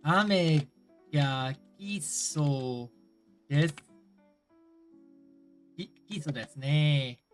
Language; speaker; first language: Japanese; non-native, learner; English